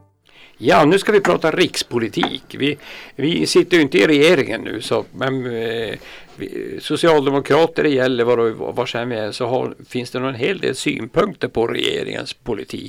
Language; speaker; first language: Swedish; native; Swedish